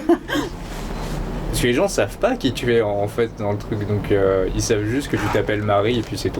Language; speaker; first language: French; native; French